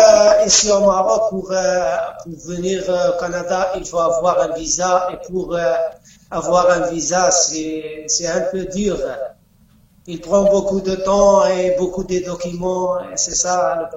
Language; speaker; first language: French; non-native, learner; Arabic